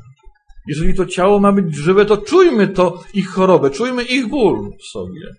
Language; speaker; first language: Polish; native; Polish